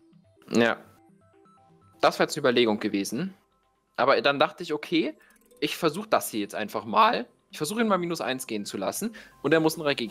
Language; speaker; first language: German; native; German